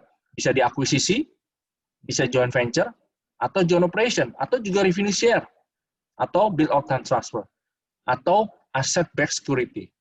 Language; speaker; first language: Indonesian; native; Indonesian